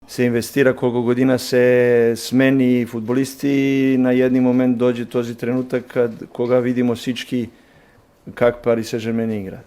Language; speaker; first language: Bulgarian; non-native, learner; Serbian